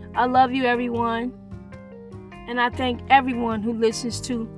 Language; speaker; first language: English; early bilingual, other home language; Yoruba